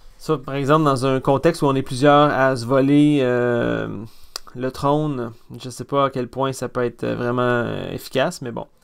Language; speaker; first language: French; native; French